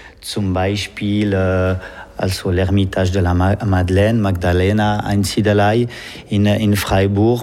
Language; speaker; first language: German; non-native, local second language; French